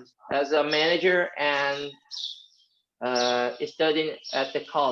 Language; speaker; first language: English; non-native, fluent; Portuguese